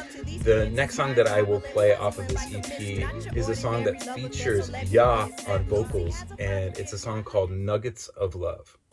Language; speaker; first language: English; native; English